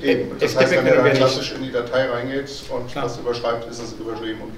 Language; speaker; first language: German; native; German